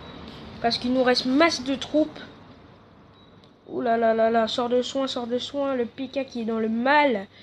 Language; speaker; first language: French; native; French